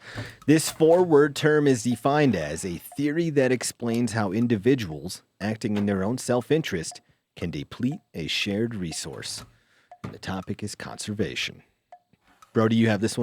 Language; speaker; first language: English; native; English